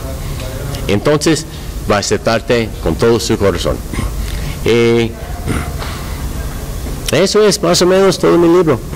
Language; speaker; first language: Spanish; non-native, learner; English